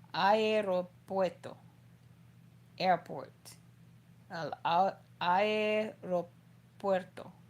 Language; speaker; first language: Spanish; non-native, learner; English